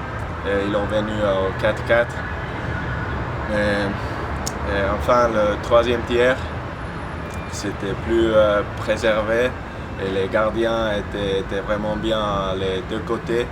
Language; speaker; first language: French; non-native, fluent; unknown